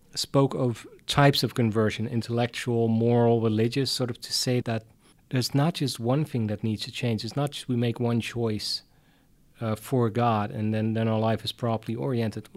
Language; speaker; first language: English; non-native, fluent; Dutch